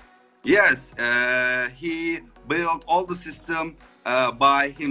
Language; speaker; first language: English; non-native, fluent; Turkish